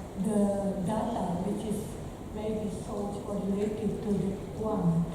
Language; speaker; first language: English; non-native, fluent; Indonesian